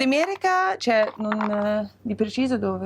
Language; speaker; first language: Italian; non-native, fluent; English